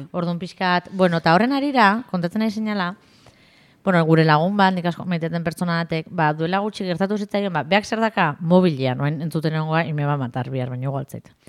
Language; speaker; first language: Basque; native; Basque